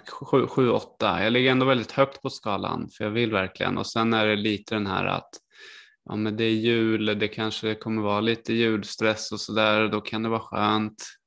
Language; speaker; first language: Swedish; native; Swedish